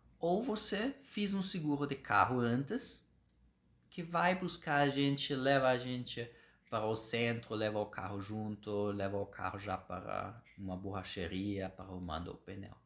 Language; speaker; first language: Portuguese; non-native, fluent; German